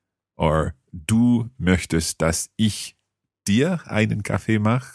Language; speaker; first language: German; non-native, learner; English